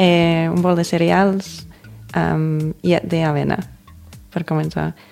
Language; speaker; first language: Catalan; non-native, fluent; English